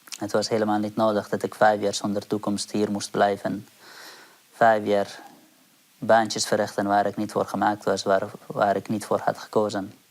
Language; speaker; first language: Dutch; non-native, fluent; Persian